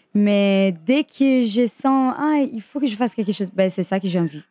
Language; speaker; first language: French; non-native, fluent; Portuguese